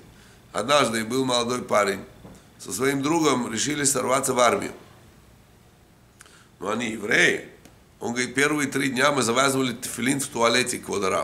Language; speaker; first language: Russian; native; Russian